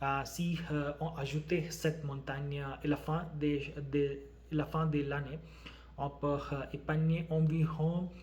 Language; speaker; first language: French; non-native, learner; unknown